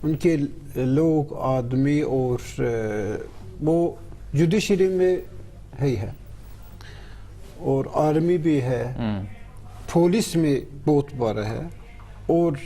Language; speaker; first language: Hindi; non-native, learner; Turkish